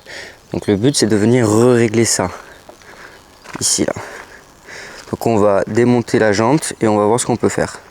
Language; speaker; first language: French; native; French